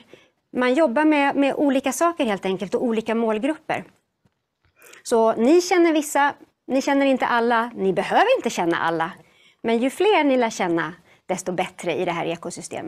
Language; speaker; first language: Swedish; native; Swedish